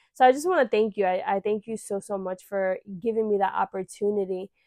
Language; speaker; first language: English; early bilingual, other home language; Spanish